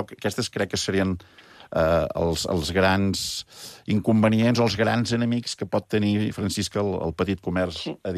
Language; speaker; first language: Catalan; native; Catalan